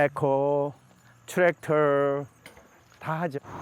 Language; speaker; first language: Korean; native; Korean